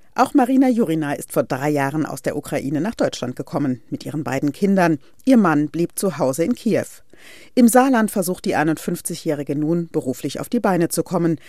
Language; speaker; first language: German; native; German